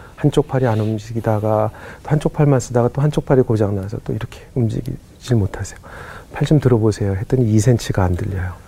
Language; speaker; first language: Korean; native; Korean